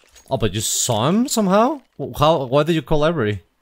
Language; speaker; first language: English; non-native, fluent; Spanish